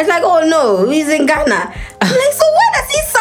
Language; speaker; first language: English; non-native, local second language; Akan